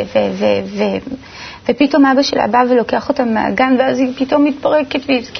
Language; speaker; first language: Hebrew; native; Hebrew